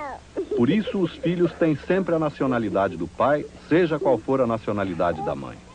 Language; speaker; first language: Portuguese; native; Portuguese